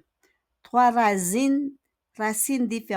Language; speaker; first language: French; non-native, fluent; Filipino